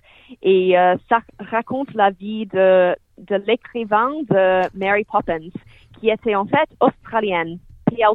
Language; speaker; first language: French; non-native, fluent; English